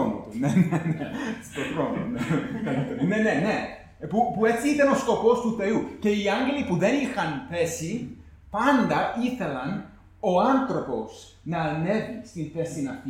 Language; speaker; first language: Greek; non-native, fluent; English